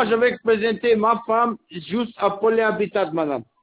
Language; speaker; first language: French; non-native, learner; Albanian